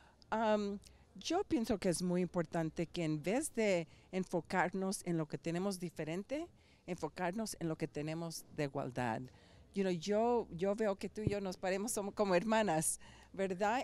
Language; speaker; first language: Spanish; early bilingual, heritage; Spanish